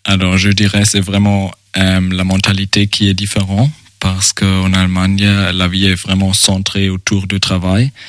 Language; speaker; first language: French; non-native, fluent; German